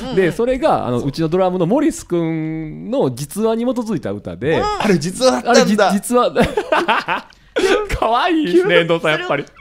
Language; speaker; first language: Japanese; native; Japanese